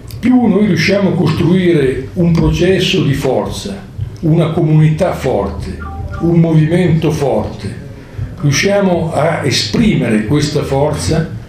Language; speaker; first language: Italian; native; Italian